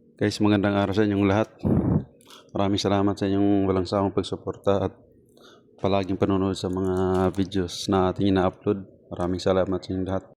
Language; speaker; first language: Filipino; non-native, local second language; Waray